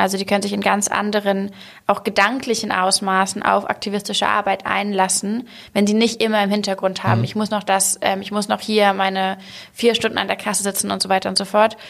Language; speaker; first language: German; native; German